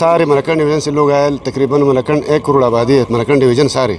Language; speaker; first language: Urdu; non-native, local second language; Pashto